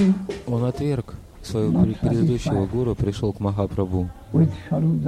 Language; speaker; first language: Russian; native; Russian